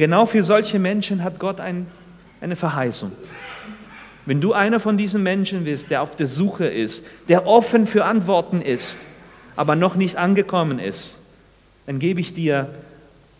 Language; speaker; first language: German; non-native, fluent; Spanish